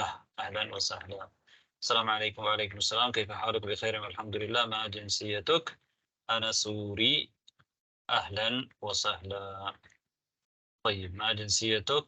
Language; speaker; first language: Arabic; non-native, fluent; Tamil